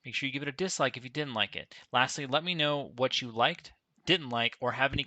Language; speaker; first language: English; native; English